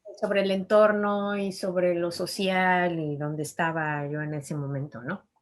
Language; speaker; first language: Spanish; native; Spanish